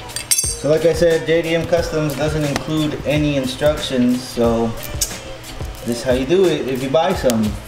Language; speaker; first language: English; early bilingual, other home language; Spanish